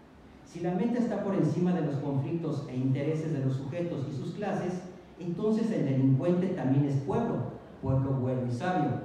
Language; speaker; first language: Spanish; native; Spanish